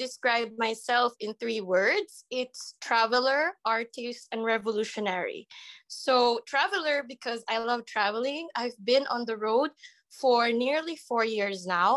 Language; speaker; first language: English; non-native, local second language; Iloko